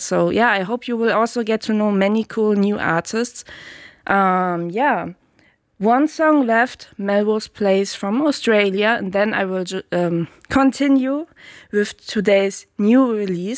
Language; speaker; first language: English; non-native, fluent; German